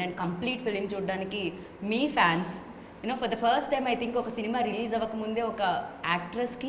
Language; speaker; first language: Telugu; native; Telugu